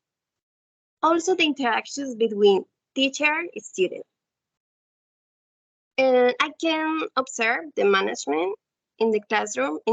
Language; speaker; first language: English; non-native, learner; Spanish